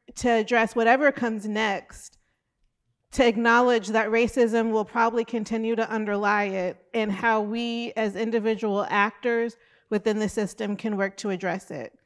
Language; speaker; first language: English; native; English